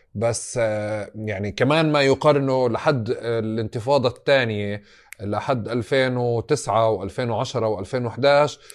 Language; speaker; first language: Arabic; native; Arabic